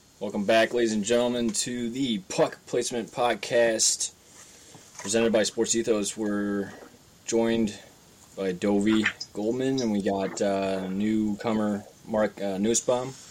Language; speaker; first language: English; native; English